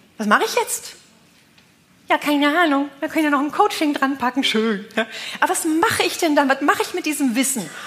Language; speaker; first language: German; native; German